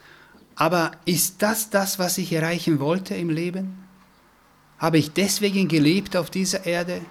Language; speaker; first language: German; non-native, fluent; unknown